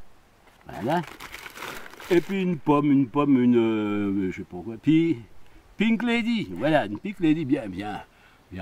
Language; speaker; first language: French; native; French